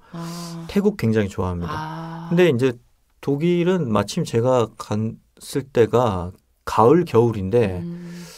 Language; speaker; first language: Korean; native; Korean